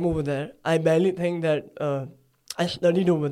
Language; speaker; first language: English; non-native, local second language; Gujarati